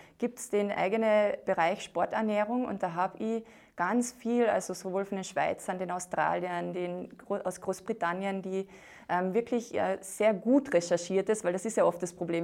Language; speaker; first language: German; native; German